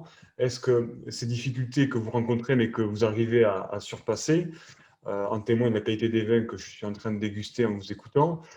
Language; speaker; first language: French; native; French